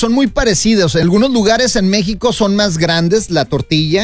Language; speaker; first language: Spanish; native; Spanish